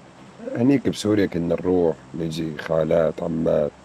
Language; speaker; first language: Arabic; native; Arabic